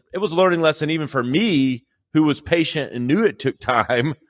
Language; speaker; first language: English; native; English